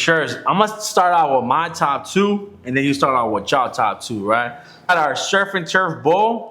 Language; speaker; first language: English; native; English